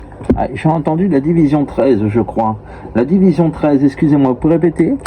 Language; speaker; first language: French; native; French